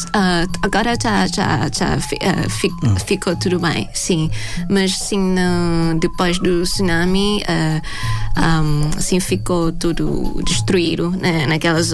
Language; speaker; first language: Portuguese; non-native, fluent; Thai